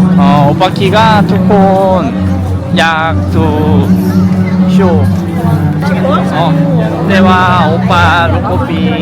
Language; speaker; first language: Thai; non-native, learner; Korean